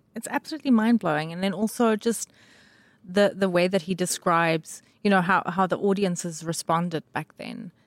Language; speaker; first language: English; native; English